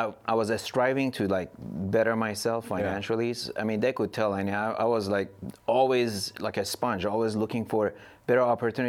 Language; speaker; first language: English; non-native, fluent; Persian